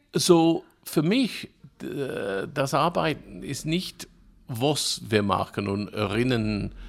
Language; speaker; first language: German; non-native, fluent; English